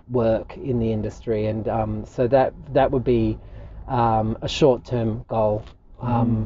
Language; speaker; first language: English; native; English